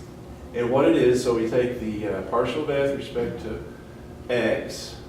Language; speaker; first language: English; native; English